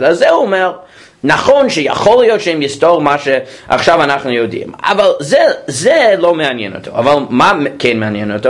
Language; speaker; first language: Hebrew; non-native, fluent; English